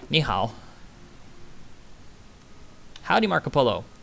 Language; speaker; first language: Spanish; non-native, learner; Italian